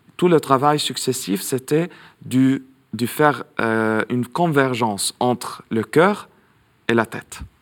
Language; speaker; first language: French; non-native, local second language; Arabic